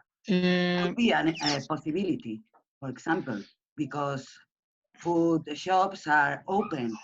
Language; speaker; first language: English; non-native, learner; Spanish